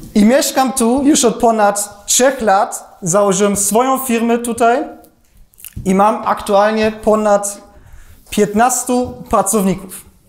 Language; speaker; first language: Polish; non-native, fluent; German